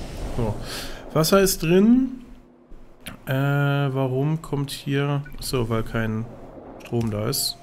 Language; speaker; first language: German; native; German